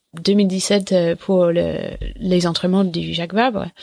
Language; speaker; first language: French; non-native, fluent; English